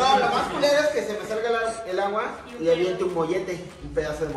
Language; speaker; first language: Spanish; native; Spanish